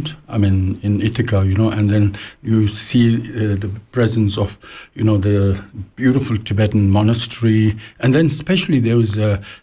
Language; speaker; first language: English; non-native, local second language; Tibetan